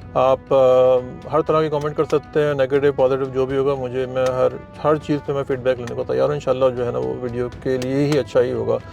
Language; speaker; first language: Urdu; native; Urdu